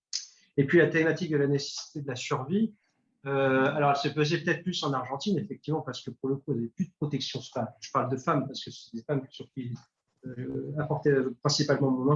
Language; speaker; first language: French; native; French